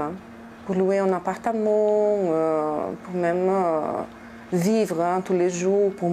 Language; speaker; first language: French; non-native, fluent; Portuguese